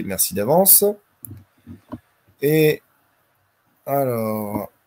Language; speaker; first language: French; native; French